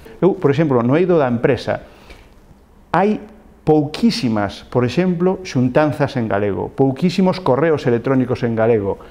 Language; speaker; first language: Galician; non-native, local second language; Spanish